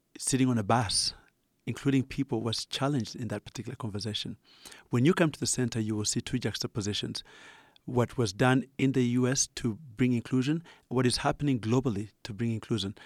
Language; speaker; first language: English; non-native, local second language; Ganda